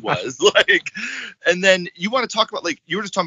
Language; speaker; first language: English; native; English